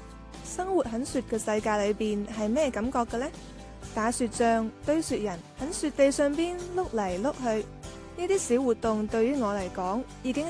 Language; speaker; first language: Chinese; native; Chinese